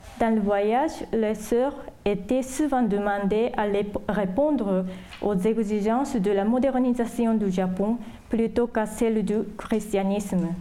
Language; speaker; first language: French; non-native, fluent; Japanese